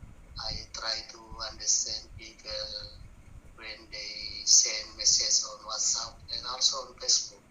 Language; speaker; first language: English; non-native, learner; Buginese